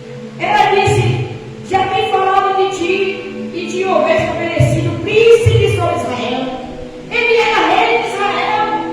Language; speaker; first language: Portuguese; native; Portuguese